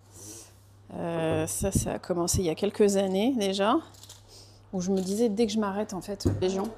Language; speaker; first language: French; native; French